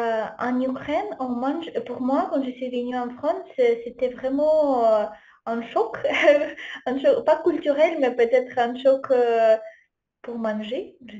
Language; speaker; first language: French; non-native, fluent; Ukrainian